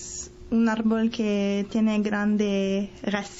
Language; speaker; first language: Spanish; non-native, learner; French